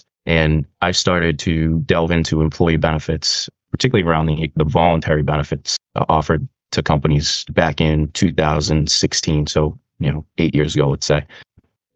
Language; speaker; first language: English; native; English